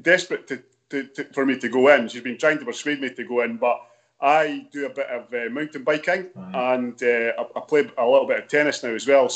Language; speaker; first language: English; native; English